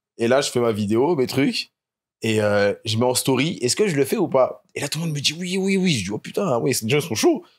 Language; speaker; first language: French; native; French